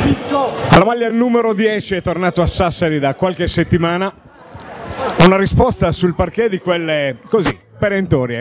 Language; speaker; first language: Italian; native; Italian